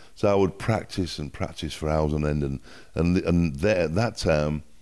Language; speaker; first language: English; native; English